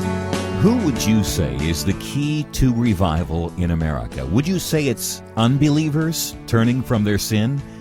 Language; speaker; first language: English; native; English